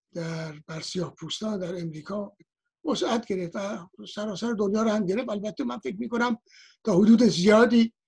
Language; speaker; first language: Persian; native; Persian